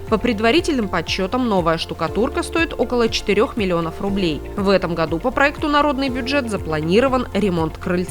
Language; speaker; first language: Russian; native; Russian